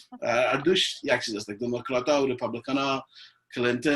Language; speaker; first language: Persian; early bilingual, heritage; Persian